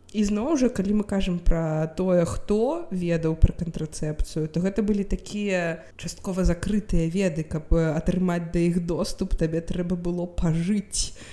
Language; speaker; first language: Belarusian; non-native, local second language; Russian